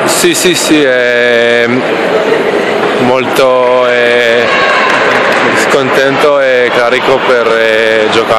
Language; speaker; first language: Italian; non-native, learner; Hebrew